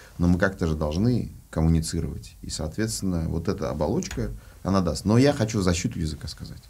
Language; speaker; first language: Russian; non-native, local second language; Uzbek